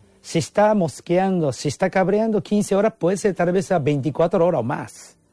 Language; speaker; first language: Spanish; non-native, learner; Japanese